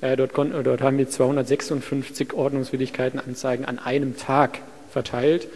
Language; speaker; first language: German; native; German